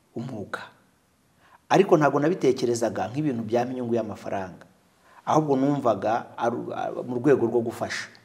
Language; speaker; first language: Kinyarwanda; native; Kinyarwanda